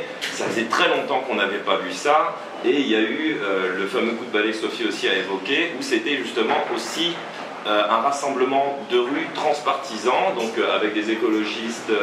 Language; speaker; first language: French; native; French